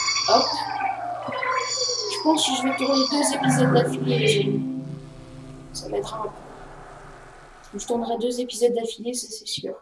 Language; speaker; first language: French; native; French